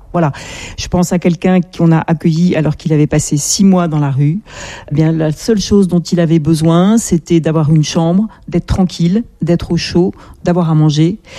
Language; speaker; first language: French; native; French